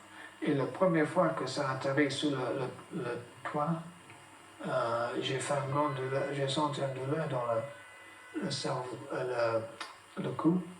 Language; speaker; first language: French; non-native, fluent; English